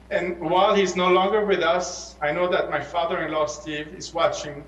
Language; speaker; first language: English; early bilingual, other home language; Persian